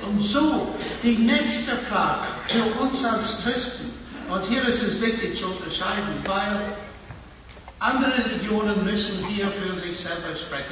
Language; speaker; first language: German; non-native, fluent; English